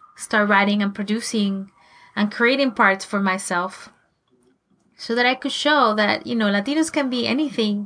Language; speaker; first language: English; non-native, fluent; Spanish